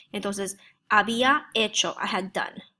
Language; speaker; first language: Spanish; non-native, fluent; English